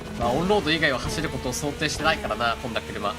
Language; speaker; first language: Japanese; native; Japanese